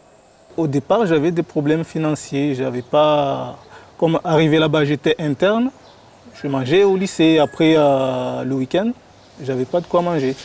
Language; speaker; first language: French; non-native, local second language; Comorian